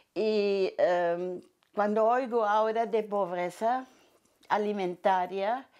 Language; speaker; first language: Spanish; non-native, fluent; German